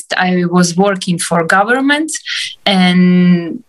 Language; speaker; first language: English; non-native, fluent; Ukrainian